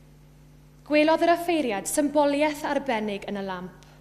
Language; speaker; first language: Welsh; native; Welsh